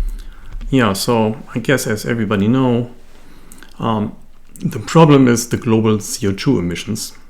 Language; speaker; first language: English; non-native, fluent; German